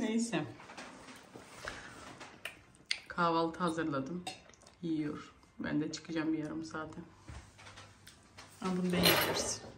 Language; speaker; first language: Turkish; early bilingual, heritage; Turkish